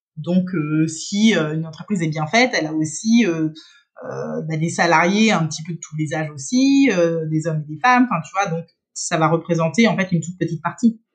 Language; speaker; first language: French; native; French